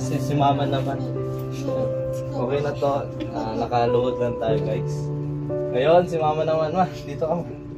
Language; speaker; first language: Filipino; non-native, local second language; Bikol